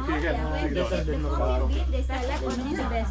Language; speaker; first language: English; non-native, learner; Balinese